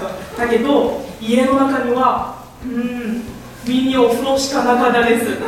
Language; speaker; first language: Japanese; non-native, fluent; Chinese